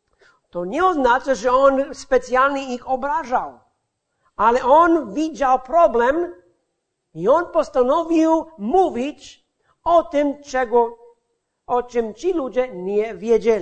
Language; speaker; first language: Polish; non-native, fluent; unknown